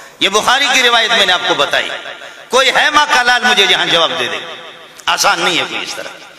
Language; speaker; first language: Urdu; non-native, local second language; Baluchi